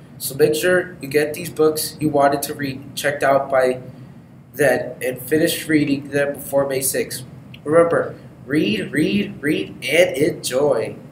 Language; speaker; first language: English; native; English